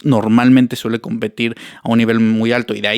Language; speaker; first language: Spanish; native; Spanish